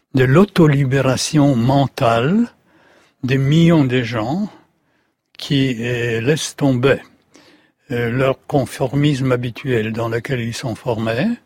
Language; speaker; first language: French; non-native, fluent; Polish